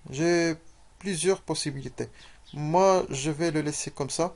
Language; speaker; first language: French; non-native, local second language; Arabic